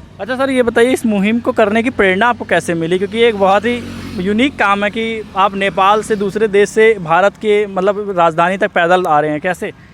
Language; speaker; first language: Hindi; native; Hindi